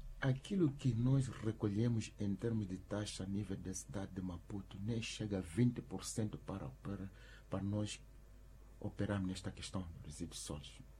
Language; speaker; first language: Portuguese; non-native, local second language; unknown